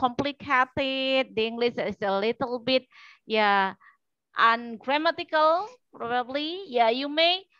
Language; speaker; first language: English; non-native, learner; Indonesian